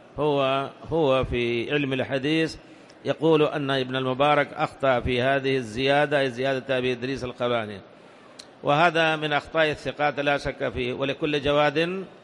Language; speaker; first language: Arabic; non-native, fluent; Urdu